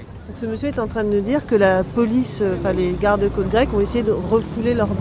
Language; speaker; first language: French; native; French